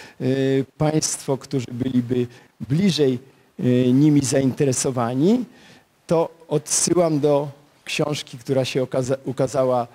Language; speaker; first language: Polish; native; Polish